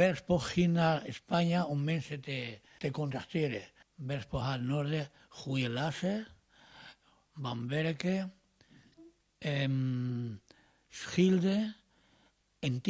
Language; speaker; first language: Dutch; non-native, learner; Spanish